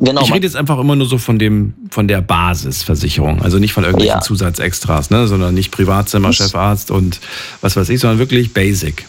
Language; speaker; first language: German; native; German